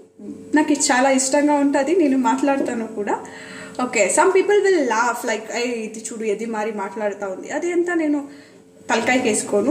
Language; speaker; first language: Telugu; non-native, learner; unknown